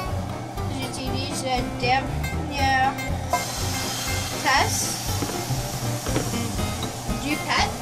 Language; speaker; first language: French; non-native, learner; English